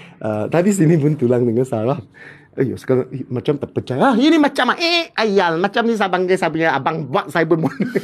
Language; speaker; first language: Malay; non-native, local second language; Cantonese